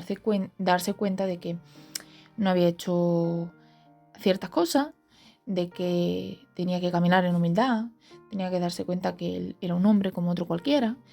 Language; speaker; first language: Spanish; native; Spanish